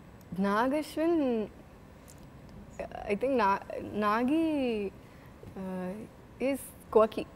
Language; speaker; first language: Telugu; non-native, fluent; Malayalam